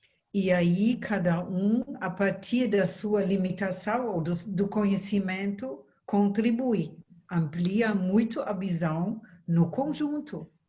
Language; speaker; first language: Portuguese; non-native, fluent; German